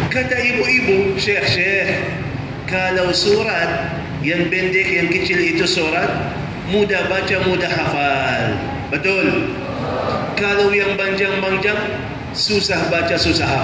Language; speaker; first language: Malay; non-native, fluent; Arabic